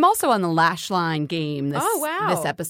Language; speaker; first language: English; native; English